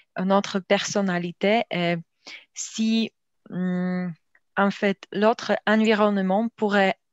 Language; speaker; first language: French; non-native, learner; Slovak